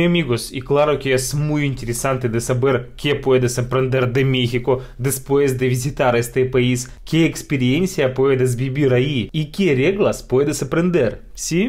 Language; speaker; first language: Spanish; non-native, fluent; Russian